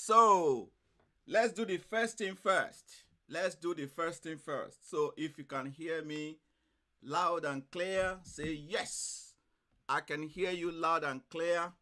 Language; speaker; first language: English; non-native, fluent; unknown